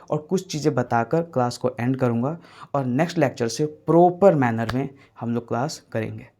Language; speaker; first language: Hindi; native; Hindi